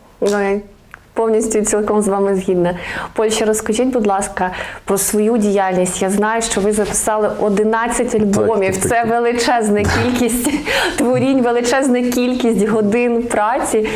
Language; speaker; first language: Ukrainian; native; Ukrainian